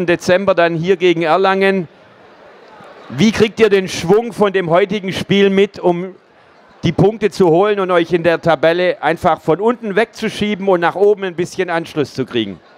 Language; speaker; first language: German; native; German